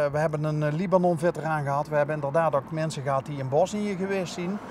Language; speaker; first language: Dutch; native; Dutch